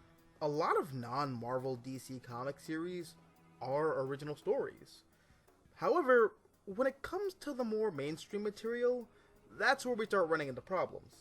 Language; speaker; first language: English; native; English